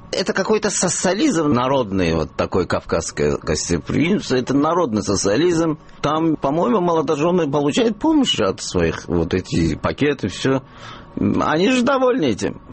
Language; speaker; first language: Russian; non-native, local second language; Azerbaijani